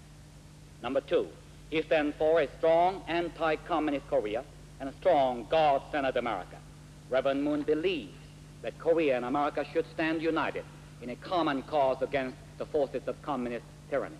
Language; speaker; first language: English; non-native, local second language; Korean